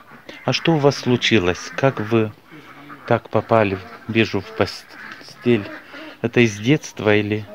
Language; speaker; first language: Russian; non-native, local second language; Romanian